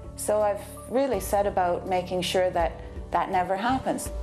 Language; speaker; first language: English; native; English